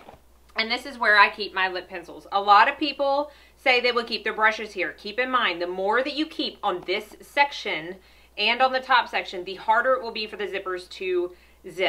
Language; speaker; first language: English; native; English